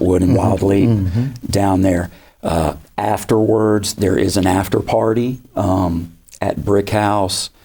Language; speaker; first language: English; native; English